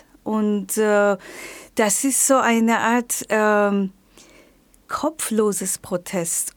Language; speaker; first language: German; non-native, fluent; Persian